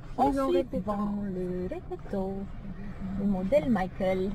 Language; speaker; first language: French; non-native, fluent; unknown